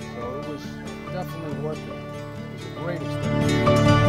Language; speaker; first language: English; native; English